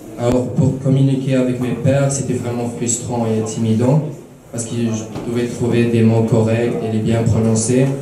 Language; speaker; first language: French; early bilingual, other home language; Arabic